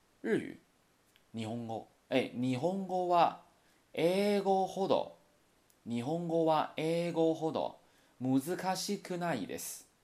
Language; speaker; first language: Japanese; non-native, fluent; Chinese